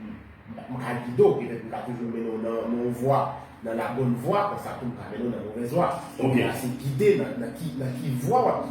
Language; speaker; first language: Haitian Creole; native; Haitian Creole